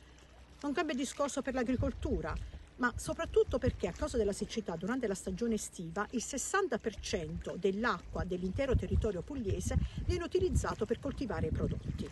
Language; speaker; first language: Italian; native; Italian